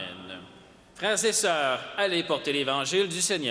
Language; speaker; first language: French; native; French